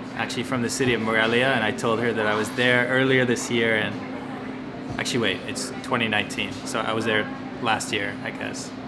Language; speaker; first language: English; native; English